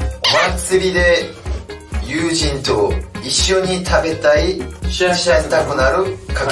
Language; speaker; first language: Japanese; non-native, fluent; Korean